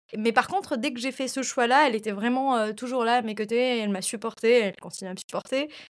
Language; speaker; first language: French; non-native, local second language; Arabic